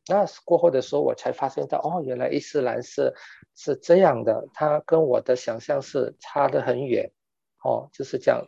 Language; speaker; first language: Chinese; non-native, local second language; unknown